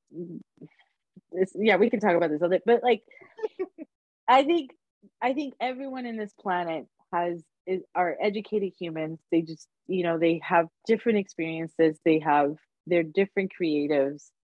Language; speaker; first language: English; early bilingual, other home language; Spanish